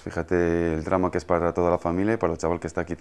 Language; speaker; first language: Spanish; native; Spanish